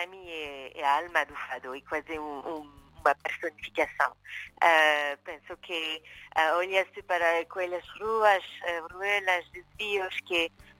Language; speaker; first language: Portuguese; non-native, fluent; French